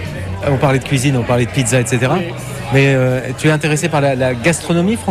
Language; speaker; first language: French; native; French